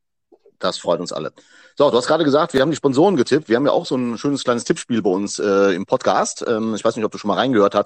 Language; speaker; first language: German; native; German